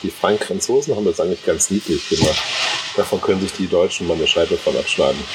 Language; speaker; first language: German; native; German